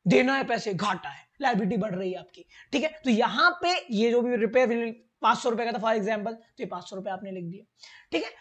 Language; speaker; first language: Hindi; native; Hindi